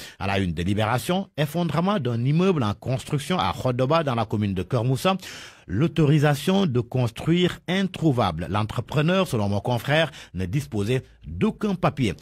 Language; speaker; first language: French; non-native, local second language; Wolof